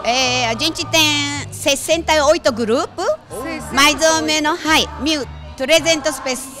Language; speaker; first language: Portuguese; non-native, learner; Japanese